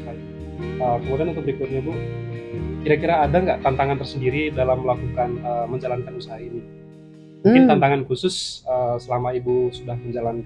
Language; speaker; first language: Indonesian; non-native, local second language; Balinese